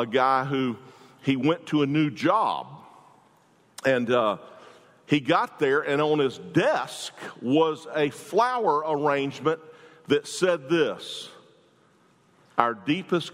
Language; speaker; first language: English; native; English